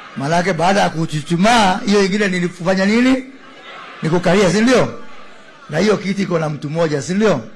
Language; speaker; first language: Swahili; non-native, local second language; Kikuyu